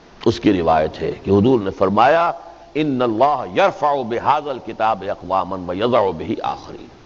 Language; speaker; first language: Urdu; native; Urdu